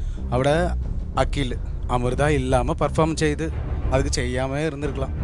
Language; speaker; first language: Malayalam; non-native, learner; Tamil